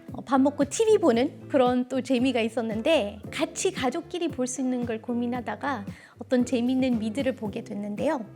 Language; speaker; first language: Korean; early bilingual, heritage; Korean